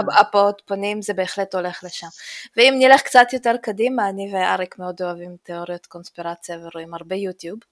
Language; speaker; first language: Hebrew; early bilingual, other home language; Russian